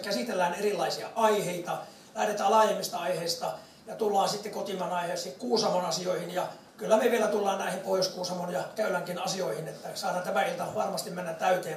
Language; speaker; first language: Finnish; native; Finnish